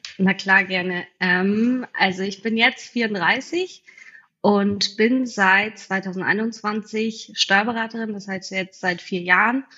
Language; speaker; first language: German; native; German